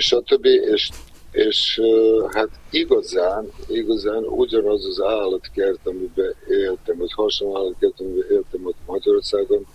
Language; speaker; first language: Hungarian; non-native, fluent; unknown